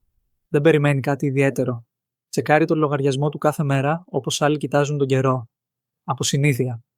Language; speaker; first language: Greek; native; Greek